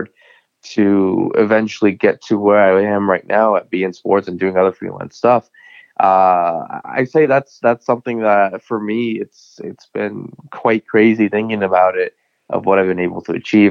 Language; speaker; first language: English; native; English